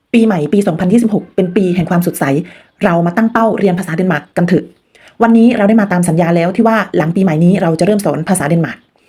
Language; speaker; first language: Thai; non-native, local second language; Khmer